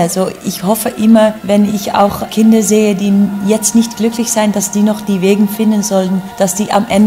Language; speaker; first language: German; non-native, fluent; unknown